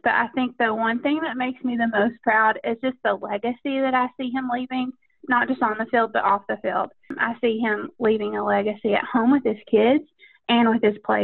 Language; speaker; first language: English; native; English